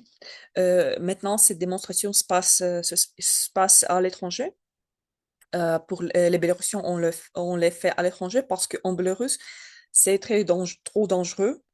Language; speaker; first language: French; non-native, learner; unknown